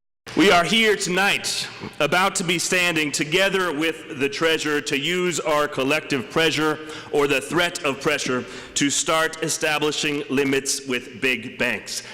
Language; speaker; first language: English; native; English